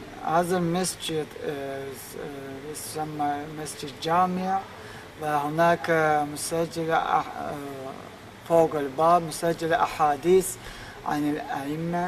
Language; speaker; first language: Arabic; non-native, fluent; Azerbaijani